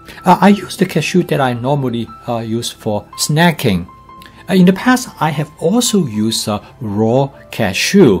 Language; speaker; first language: English; non-native, fluent; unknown